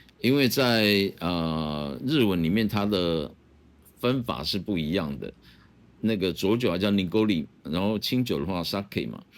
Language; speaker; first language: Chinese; native; Chinese